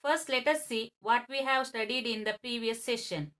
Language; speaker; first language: English; non-native, local second language; Kannada